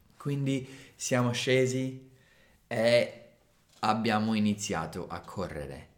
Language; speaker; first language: Italian; non-native, fluent; English